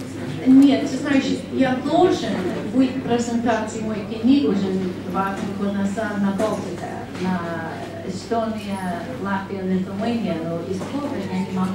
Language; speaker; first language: Russian; non-native, learner; English